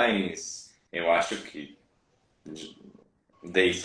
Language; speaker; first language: Portuguese; non-native, learner; Spanish